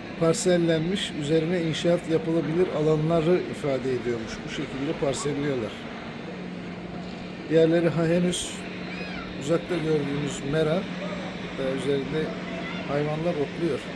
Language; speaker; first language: Turkish; native; Turkish